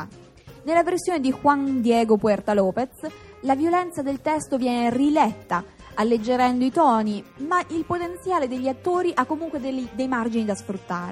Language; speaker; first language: Italian; native; Italian